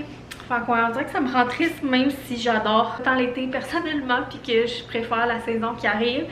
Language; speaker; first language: French; native; French